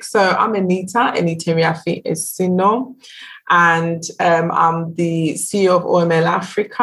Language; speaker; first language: English; native; English